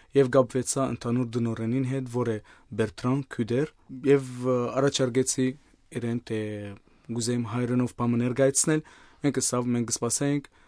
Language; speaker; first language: Armenian; native; Armenian